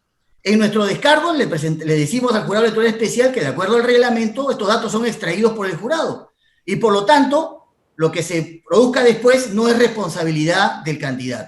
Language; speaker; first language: Spanish; native; Spanish